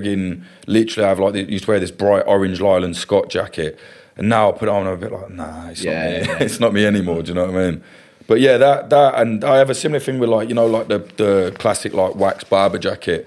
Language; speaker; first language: English; native; English